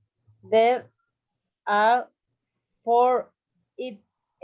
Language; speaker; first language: English; non-native, learner; Spanish